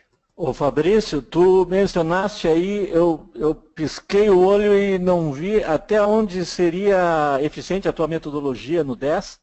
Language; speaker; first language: Portuguese; native; Portuguese